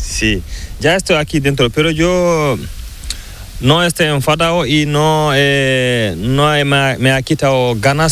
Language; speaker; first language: Spanish; non-native, learner; Fula